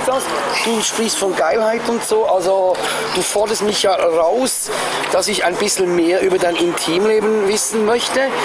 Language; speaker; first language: German; native; German